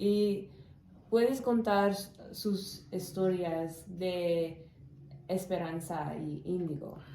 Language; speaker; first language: Spanish; non-native, learner; English